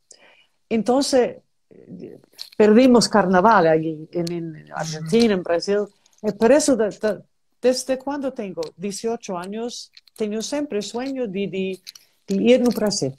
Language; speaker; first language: Spanish; non-native, learner; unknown